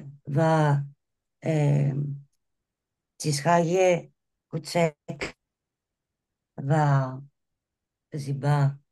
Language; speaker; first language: Persian; non-native, learner; Greek